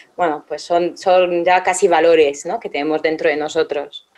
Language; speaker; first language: Spanish; non-native, fluent; French